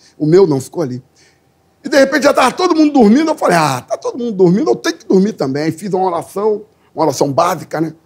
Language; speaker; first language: Portuguese; native; Portuguese